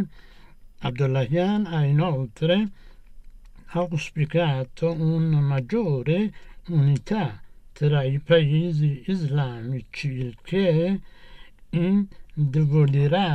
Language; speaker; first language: Italian; non-native, fluent; Persian